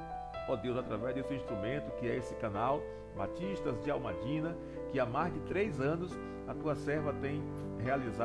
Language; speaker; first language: Portuguese; native; Portuguese